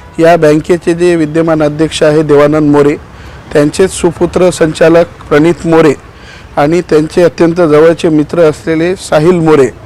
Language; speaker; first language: Marathi; native; Marathi